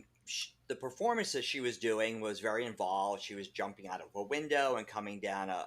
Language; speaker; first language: English; native; English